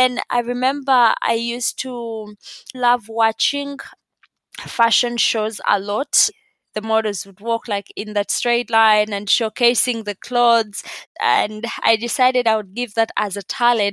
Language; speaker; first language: English; non-native, local second language; Ganda